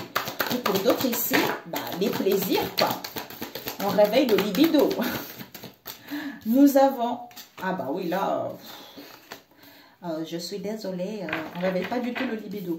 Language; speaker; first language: French; native; French